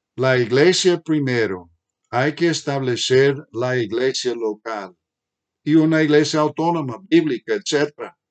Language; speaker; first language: Spanish; non-native, fluent; English